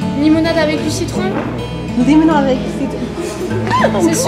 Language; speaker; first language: French; native; French